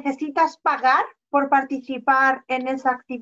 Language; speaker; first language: Italian; non-native, learner; Spanish